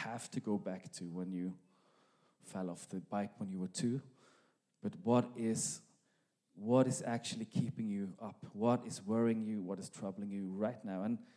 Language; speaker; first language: English; non-native, fluent; Norwegian